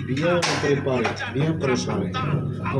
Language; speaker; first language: French; non-native, learner; Arabic